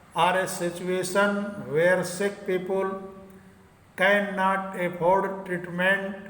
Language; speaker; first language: English; non-native, local second language; Hindi